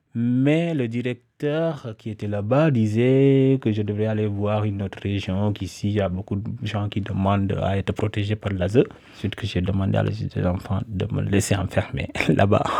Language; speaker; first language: French; non-native, local second language; Wolof